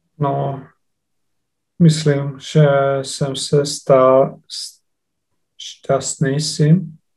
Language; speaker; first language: Czech; non-native, learner; Estonian